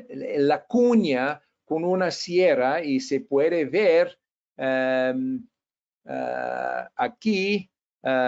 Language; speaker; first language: Spanish; non-native, fluent; English